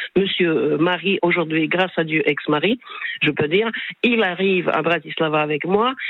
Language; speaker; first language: French; non-native, fluent; Slovak